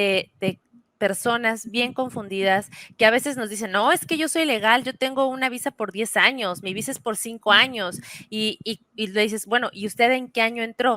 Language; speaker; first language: Spanish; native; Spanish